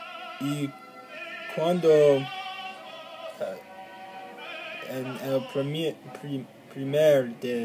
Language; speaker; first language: Spanish; non-native, learner; English